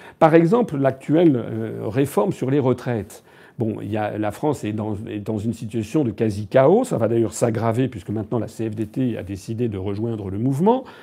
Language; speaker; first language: French; native; French